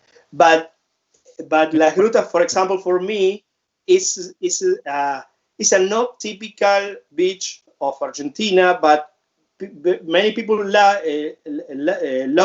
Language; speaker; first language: English; non-native, fluent; Spanish